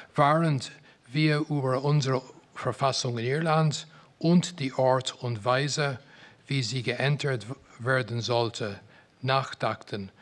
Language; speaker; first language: German; non-native, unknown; English